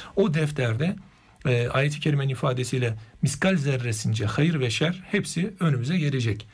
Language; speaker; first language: Turkish; native; Turkish